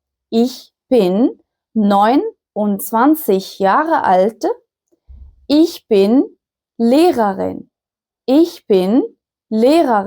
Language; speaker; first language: German; non-native, fluent; Arabic